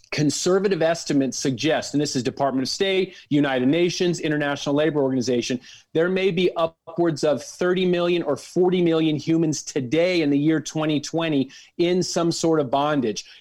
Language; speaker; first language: English; native; English